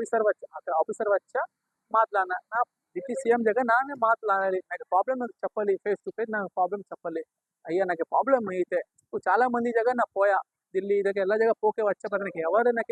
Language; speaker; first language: Telugu; non-native, learner; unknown